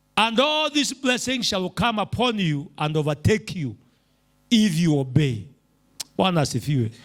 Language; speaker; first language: English; non-native, local second language; Swahili